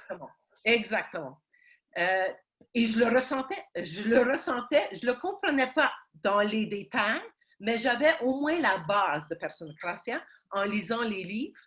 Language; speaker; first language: French; early bilingual, heritage; Ukrainian